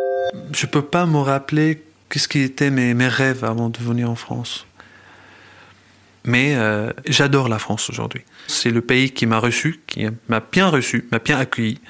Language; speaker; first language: French; non-native, fluent; Arabic